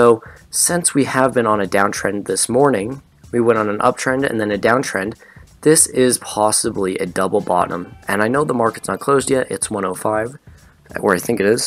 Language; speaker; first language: English; native; English